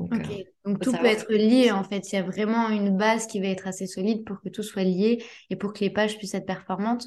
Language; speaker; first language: French; native; French